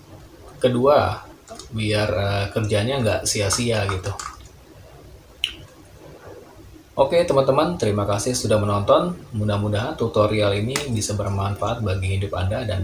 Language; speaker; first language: Indonesian; native; Indonesian